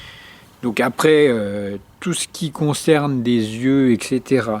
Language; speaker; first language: French; native; French